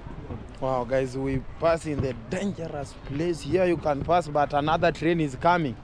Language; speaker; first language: English; non-native, learner; Swahili